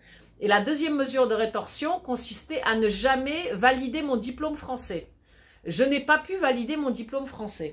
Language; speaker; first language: French; early bilingual, other home language; Polish